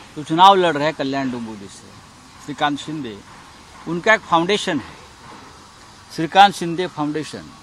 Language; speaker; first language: Hindi; non-native, local second language; Marathi